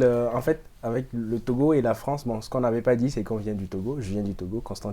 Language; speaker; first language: French; non-native, local second language; Ewe